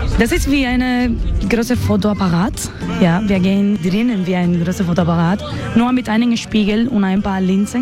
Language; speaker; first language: German; non-native, learner; Spanish